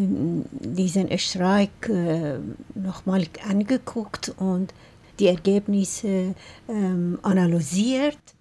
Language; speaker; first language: German; non-native, learner; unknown